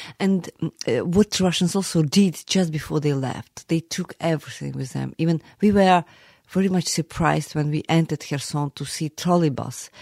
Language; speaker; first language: English; non-native, fluent; Ukrainian